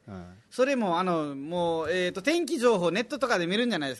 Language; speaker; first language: Japanese; non-native, fluent; Nepali